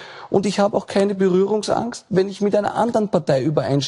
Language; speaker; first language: German; native; German